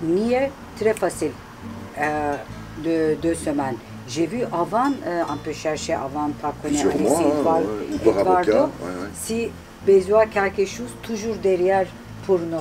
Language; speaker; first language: French; non-native, learner; Turkish